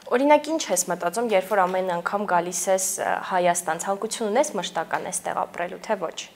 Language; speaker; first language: Armenian; native; Armenian